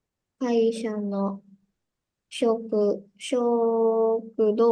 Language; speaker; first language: Japanese; non-native, learner; Indonesian